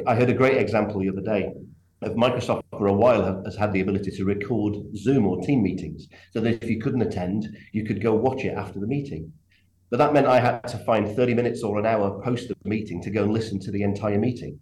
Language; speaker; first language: English; native; English